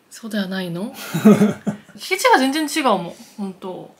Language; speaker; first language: Japanese; non-native, fluent; Korean